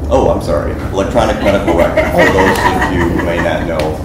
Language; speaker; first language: English; native; English